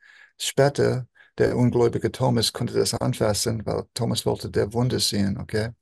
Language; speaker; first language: German; non-native, fluent; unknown